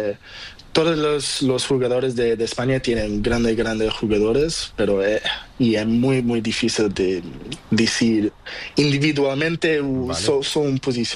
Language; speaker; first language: Spanish; non-native, learner; Portuguese